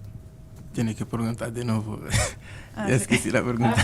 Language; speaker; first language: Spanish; non-native, learner; Portuguese